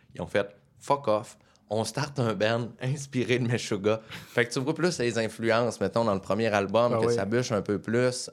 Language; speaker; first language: French; native; French